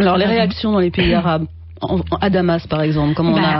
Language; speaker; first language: French; native; French